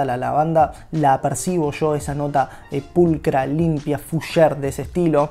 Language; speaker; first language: Spanish; native; Spanish